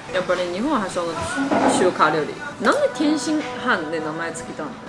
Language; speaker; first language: Japanese; non-native, fluent; Chinese